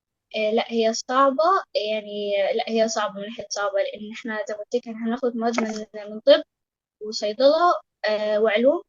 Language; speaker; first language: Arabic; native; Arabic